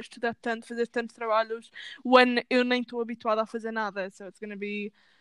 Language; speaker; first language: Portuguese; early bilingual, heritage; Portuguese